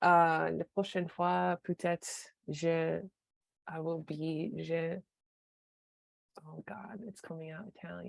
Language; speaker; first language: French; non-native, learner; English